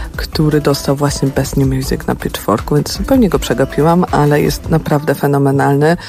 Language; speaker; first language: Polish; native; Polish